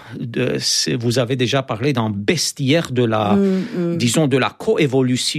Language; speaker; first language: French; non-native, fluent; Romanian